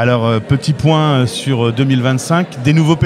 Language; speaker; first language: French; native; French